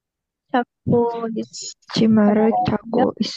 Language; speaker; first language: Korean; non-native, learner; Indonesian